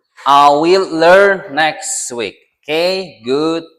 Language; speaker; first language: English; non-native, learner; Indonesian